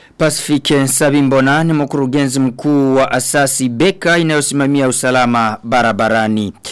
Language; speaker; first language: Swahili; non-native, local second language; Rundi